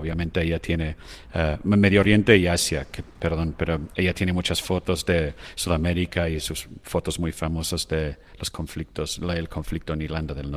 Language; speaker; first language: Spanish; non-native, fluent; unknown